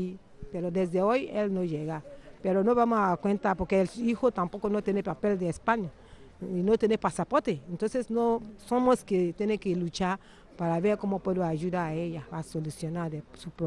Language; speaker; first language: Spanish; non-native, learner; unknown